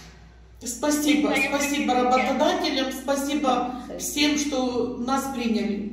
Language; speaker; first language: Russian; non-native, local second language; Ukrainian